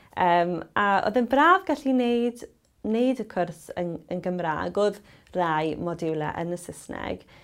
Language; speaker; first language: Welsh; native; Welsh